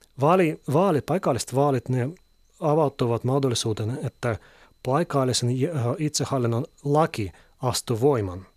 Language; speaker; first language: Finnish; non-native, fluent; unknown